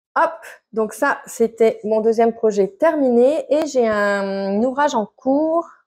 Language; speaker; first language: French; native; French